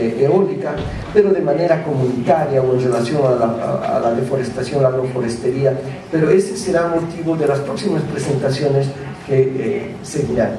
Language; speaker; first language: Spanish; native; Spanish